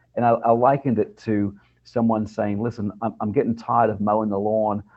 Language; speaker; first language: English; native; English